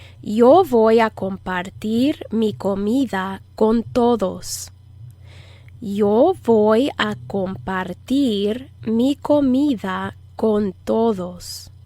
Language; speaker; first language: Spanish; non-native, fluent; English